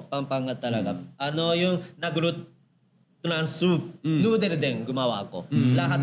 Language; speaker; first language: Filipino; non-native, learner; Japanese